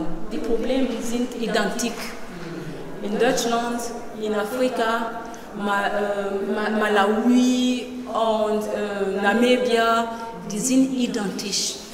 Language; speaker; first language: German; non-native, learner; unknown